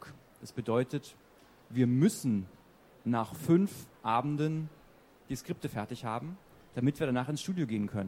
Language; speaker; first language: German; native; German